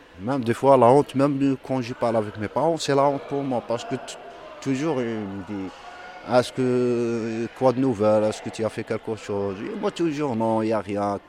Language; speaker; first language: French; non-native, local second language; Arabic